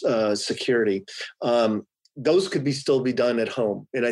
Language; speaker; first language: English; native; English